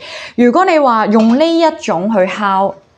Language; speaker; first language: Cantonese; native; Cantonese